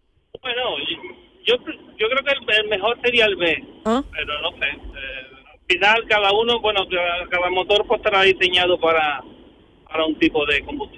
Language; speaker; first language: Spanish; native; Spanish